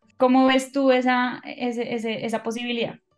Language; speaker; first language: Spanish; native; Spanish